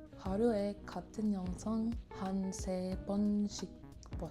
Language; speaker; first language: Korean; non-native, learner; English